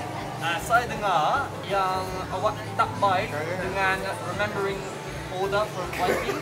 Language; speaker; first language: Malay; non-native, learner; English